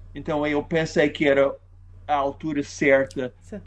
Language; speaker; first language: Portuguese; non-native, fluent; English